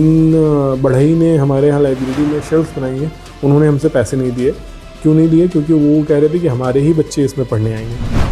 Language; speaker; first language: Hindi; native; Hindi